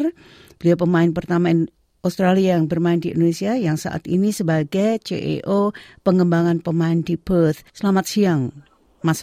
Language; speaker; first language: Indonesian; native; Indonesian